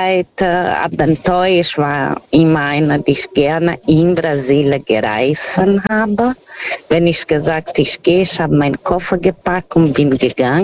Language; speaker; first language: German; non-native, fluent; Portuguese